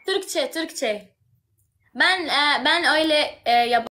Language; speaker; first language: Turkish; non-native, learner; Arabic